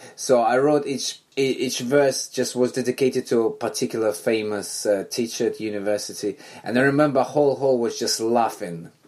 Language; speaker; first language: English; non-native, fluent; Belarusian